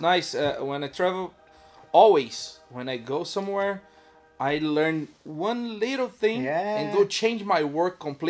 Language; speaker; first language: English; non-native, learner; Portuguese